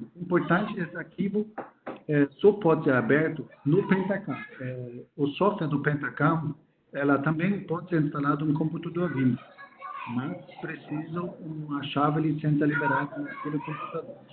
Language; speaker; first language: Portuguese; non-native, fluent; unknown